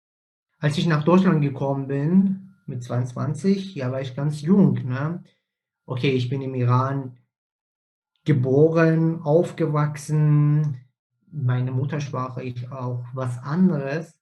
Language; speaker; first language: German; non-native, fluent; Persian